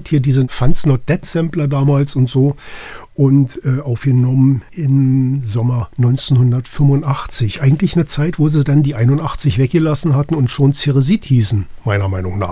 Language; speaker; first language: German; native; German